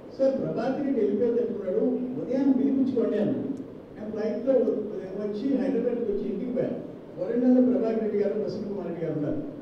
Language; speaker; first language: Telugu; native; Telugu